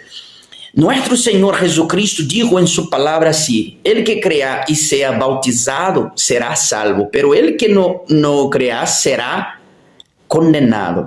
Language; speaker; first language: Spanish; non-native, fluent; Haitian Creole